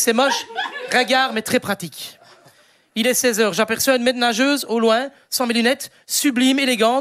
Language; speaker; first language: French; native; French